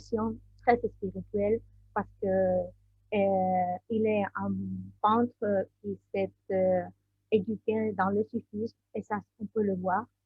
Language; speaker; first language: French; non-native, learner; Spanish